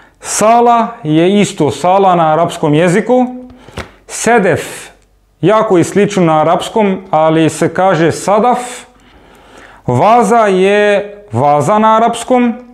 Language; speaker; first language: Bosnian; non-native, fluent; Arabic